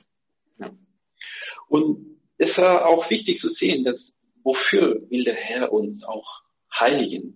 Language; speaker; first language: German; non-native, fluent; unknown